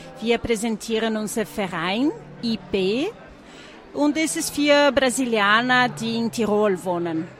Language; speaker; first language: German; non-native, fluent; Portuguese